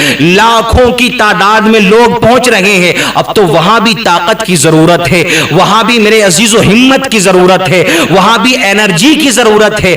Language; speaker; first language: Urdu; native; Urdu